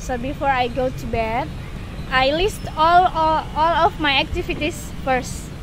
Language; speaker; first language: English; non-native, learner; Indonesian